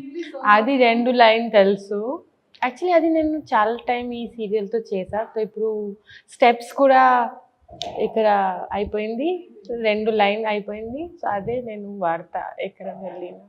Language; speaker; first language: Telugu; non-native, learner; Bangla